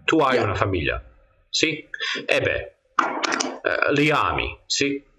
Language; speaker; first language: Italian; non-native, fluent; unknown